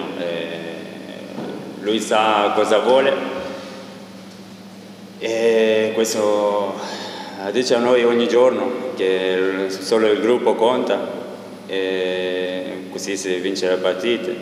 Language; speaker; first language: Italian; non-native, fluent; Croatian